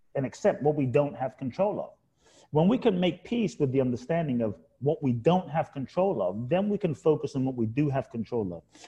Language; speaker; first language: English; native; English